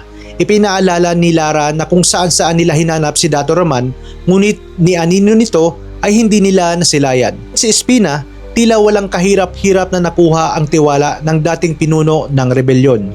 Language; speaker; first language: Filipino; native; Filipino